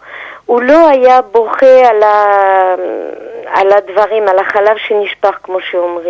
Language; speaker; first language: Hebrew; non-native, fluent; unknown